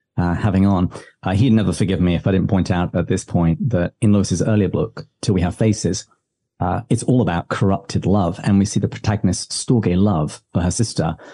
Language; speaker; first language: English; native; English